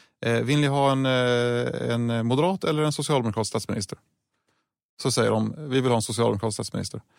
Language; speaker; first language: Swedish; native; Swedish